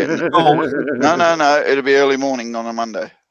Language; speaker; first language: English; native; English